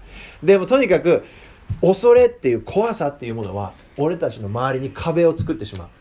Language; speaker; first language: Japanese; native; Japanese